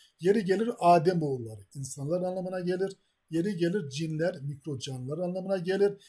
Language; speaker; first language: Turkish; native; Turkish